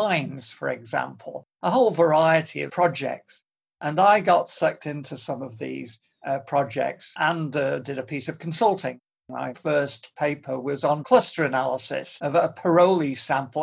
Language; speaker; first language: English; native; English